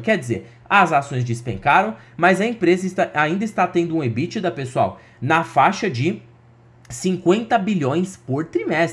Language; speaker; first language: Portuguese; native; Portuguese